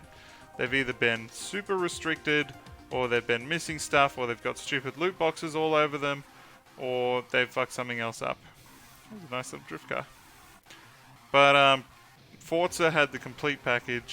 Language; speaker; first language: English; native; English